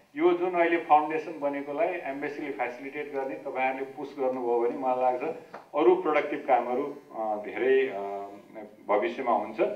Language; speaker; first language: Nepali; native; Nepali